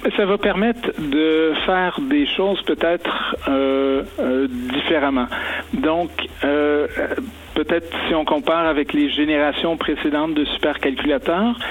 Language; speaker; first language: French; native; French